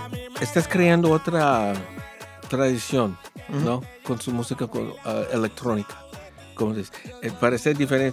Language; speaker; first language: Spanish; early bilingual, heritage; English